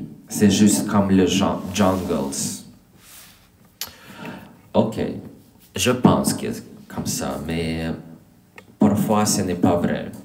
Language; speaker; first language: French; non-native, learner; English